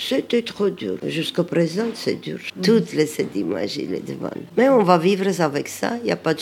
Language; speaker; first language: French; non-native, learner; Armenian